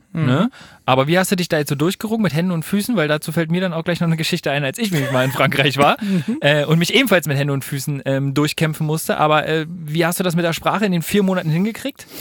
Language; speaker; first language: German; native; German